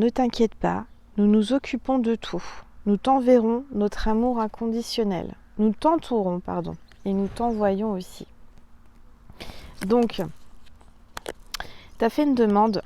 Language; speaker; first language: French; native; French